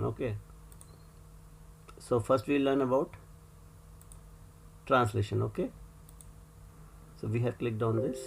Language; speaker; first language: English; non-native, local second language; Hindi